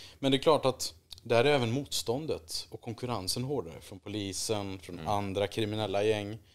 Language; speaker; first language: Swedish; native; Swedish